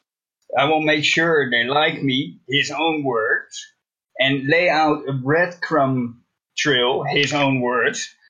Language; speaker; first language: English; non-native, fluent; Dutch